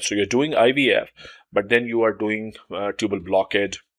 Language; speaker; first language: English; non-native, local second language; Urdu